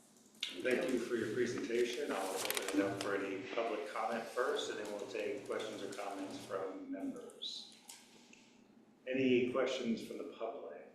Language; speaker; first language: English; native; English